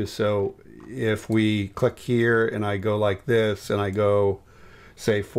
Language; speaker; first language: English; native; English